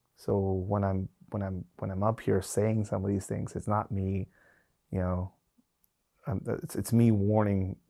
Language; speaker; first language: English; non-native, fluent; Spanish